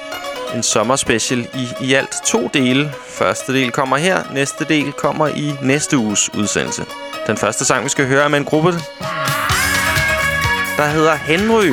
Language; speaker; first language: Danish; native; Danish